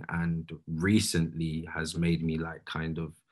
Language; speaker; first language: English; native; English